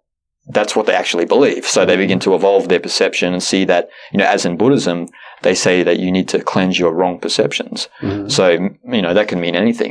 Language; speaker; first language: English; native; English